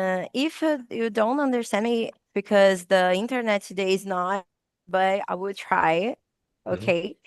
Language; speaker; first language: English; non-native, learner; Portuguese